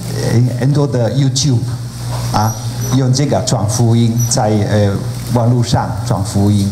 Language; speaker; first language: Chinese; non-native, fluent; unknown